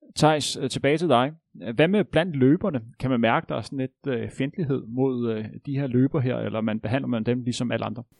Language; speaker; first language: Danish; native; Danish